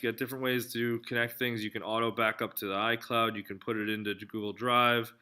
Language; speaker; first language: English; native; English